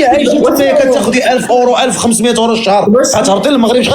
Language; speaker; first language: Arabic; native; Arabic